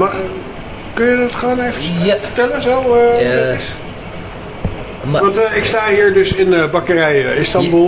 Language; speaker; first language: Dutch; native; Dutch